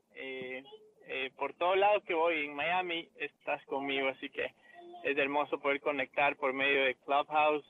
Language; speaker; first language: Spanish; early bilingual, heritage; Spanish